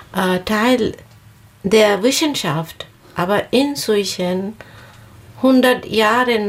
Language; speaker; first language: German; non-native, learner; Bangla